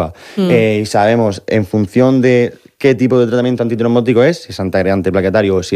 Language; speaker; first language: Spanish; native; Spanish